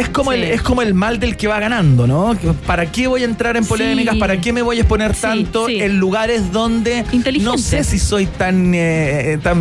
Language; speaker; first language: Spanish; native; Spanish